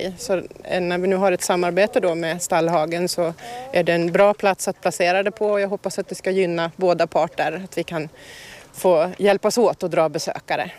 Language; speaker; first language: Swedish; native; Swedish